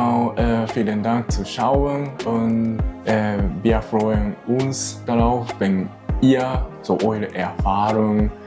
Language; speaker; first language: German; non-native, learner; Japanese